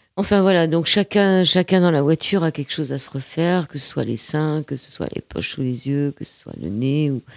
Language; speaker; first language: French; native; French